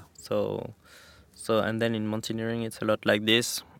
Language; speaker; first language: English; non-native, fluent; French